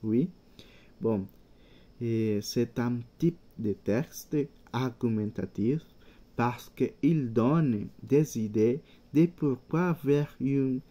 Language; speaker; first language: French; non-native, learner; Spanish